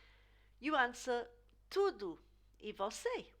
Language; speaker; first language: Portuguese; non-native, fluent; English